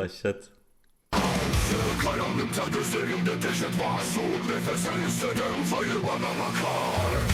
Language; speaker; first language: Turkish; native; Turkish